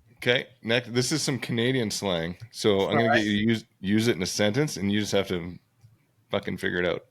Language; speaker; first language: English; native; English